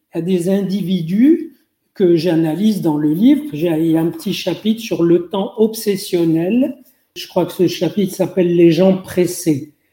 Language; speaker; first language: French; non-native, local second language; Arabic